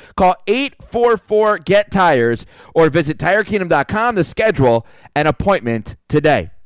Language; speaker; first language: English; native; English